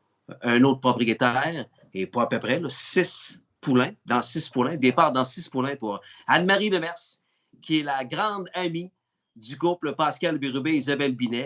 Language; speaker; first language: French; native; French